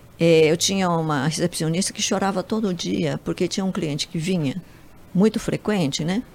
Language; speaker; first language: Portuguese; early bilingual, other home language; Japanese